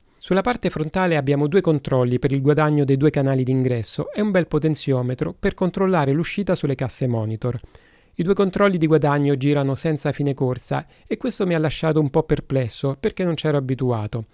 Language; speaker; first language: Italian; native; Italian